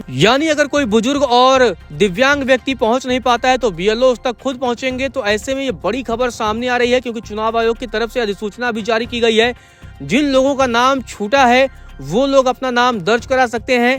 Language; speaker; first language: Hindi; native; Hindi